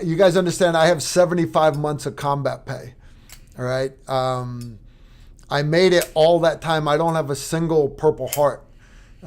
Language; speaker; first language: English; native; English